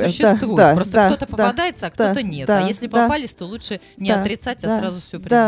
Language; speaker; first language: Russian; native; Russian